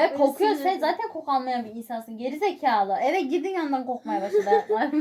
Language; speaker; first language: Turkish; native; Turkish